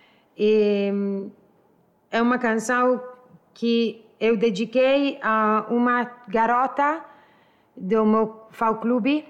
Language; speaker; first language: Portuguese; non-native, learner; Italian